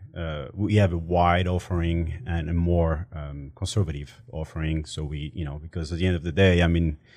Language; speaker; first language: English; non-native, fluent; French